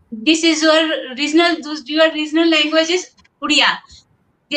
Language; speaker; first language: English; non-native, local second language; Hindi